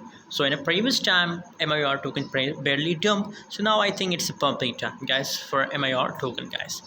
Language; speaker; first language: English; non-native, fluent; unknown